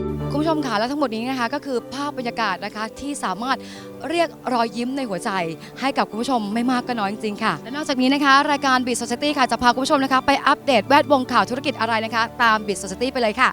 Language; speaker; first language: Thai; native; Thai